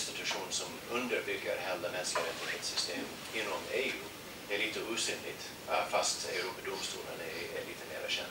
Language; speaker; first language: Swedish; non-native, fluent; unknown